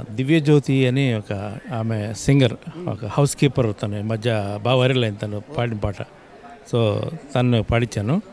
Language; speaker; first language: Telugu; native; Telugu